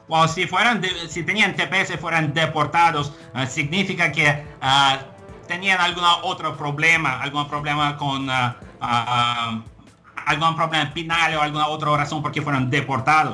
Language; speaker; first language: Spanish; non-native, fluent; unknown